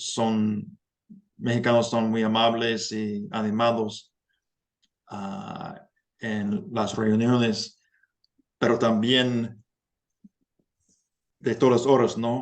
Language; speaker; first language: Spanish; non-native, fluent; English